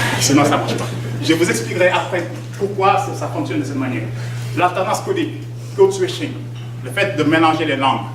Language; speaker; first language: French; non-native, local second language; Wolof